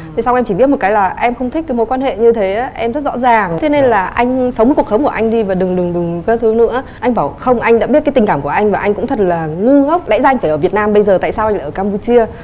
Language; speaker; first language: Vietnamese; native; Vietnamese